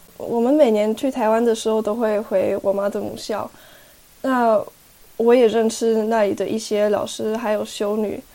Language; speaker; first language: Chinese; early bilingual, heritage; Chinese